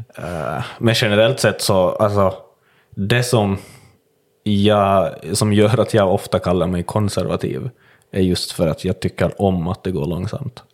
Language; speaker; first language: Swedish; native; Swedish